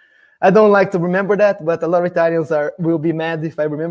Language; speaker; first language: English; non-native, fluent; Portuguese